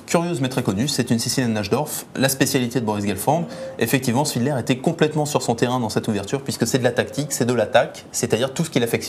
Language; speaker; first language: French; native; French